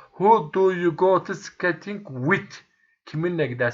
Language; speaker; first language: English; non-native, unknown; Turkish